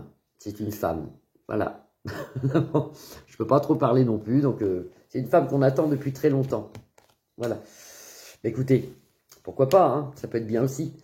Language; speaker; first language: French; native; French